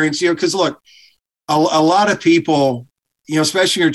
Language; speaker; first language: English; native; English